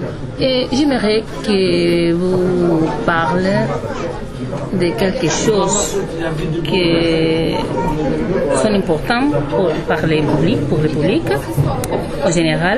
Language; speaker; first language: French; non-native, learner; Spanish